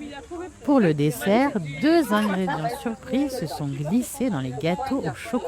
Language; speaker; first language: French; native; French